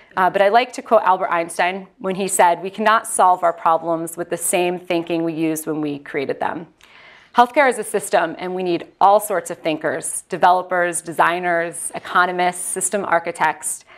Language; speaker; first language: English; native; English